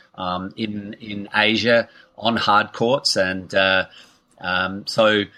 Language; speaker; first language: English; native; English